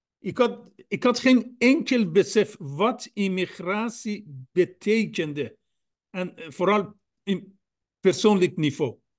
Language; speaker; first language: Dutch; non-native, fluent; Persian